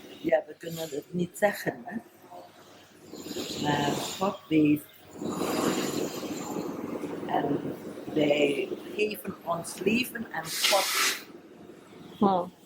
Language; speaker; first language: Dutch; non-native, fluent; Indonesian